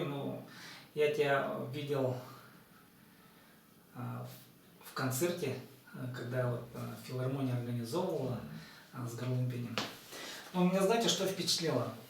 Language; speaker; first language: Russian; native; Russian